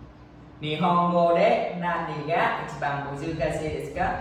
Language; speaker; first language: Japanese; non-native, learner; Vietnamese